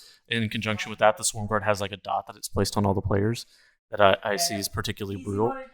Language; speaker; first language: English; native; English